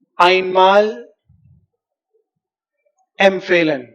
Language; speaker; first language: German; non-native, fluent; Hindi